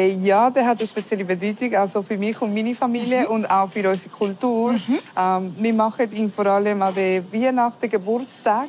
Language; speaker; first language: German; early bilingual, other home language; Spanish